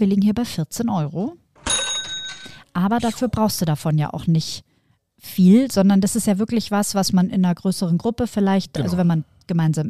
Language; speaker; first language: German; native; German